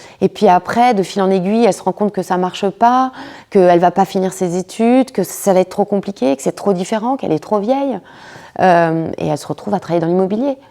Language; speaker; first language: French; early bilingual, other home language; Spanish